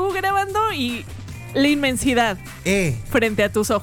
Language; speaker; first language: Spanish; native; Spanish